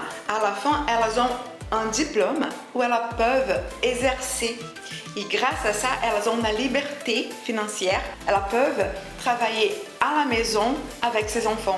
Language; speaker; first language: French; non-native, fluent; Portuguese